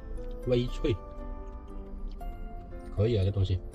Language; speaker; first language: Chinese; native; Chinese